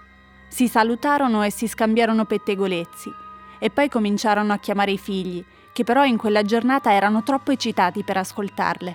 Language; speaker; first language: Italian; native; Italian